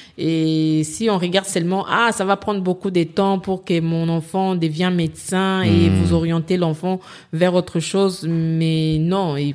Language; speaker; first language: French; non-native, local second language; Lingala